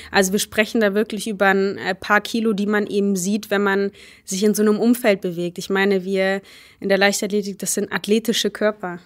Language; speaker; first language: German; early bilingual, other home language; Polish